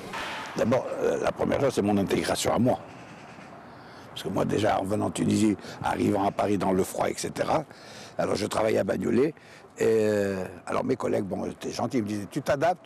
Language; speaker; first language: French; non-native, local second language; Arabic